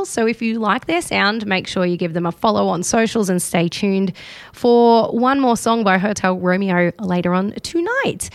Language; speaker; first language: English; native; English